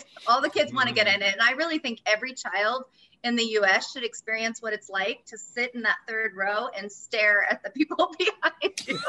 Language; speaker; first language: English; native; English